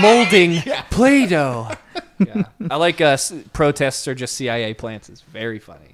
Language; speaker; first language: English; native; English